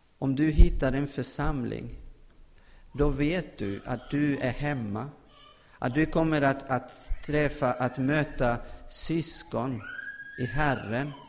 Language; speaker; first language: Swedish; non-native, fluent; Spanish